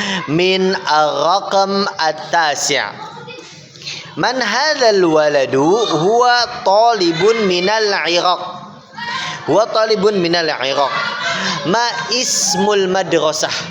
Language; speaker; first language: Arabic; non-native, fluent; Indonesian